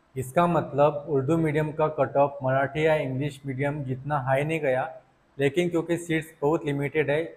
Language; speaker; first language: Hindi; non-native, local second language; Marathi